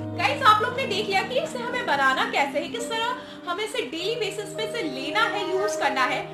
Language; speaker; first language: Hindi; non-native, local second language; Bangla